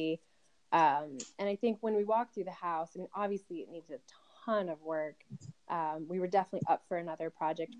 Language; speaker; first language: English; native; English